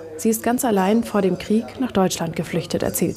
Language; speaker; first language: German; native; German